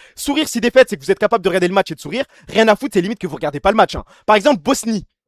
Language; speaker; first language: French; early bilingual, other home language; Arabic